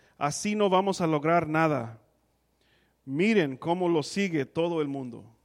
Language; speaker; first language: Spanish; non-native, fluent; English